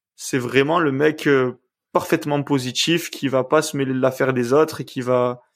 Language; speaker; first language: French; native; French